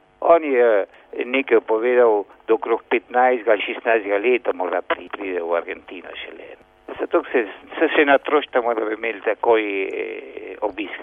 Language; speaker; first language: Slovenian; early bilingual, heritage; Slovenian